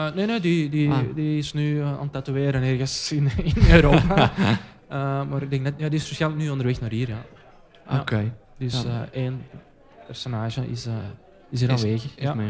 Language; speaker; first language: Dutch; native; Dutch